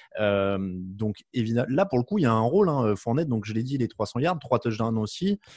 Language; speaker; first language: French; native; French